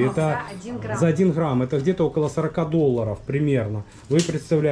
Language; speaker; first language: Russian; native; Russian